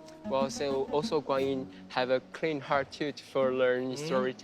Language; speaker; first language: English; non-native, fluent; Chinese